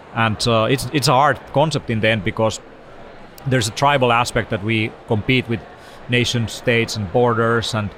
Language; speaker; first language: English; non-native, fluent; Finnish